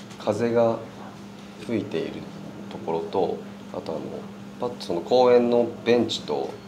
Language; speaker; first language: Japanese; native; Japanese